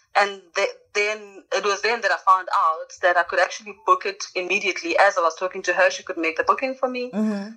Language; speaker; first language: English; non-native, local second language; Zulu